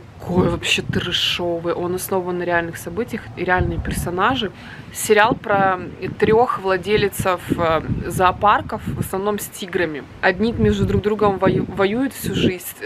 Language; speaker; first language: Russian; native; Russian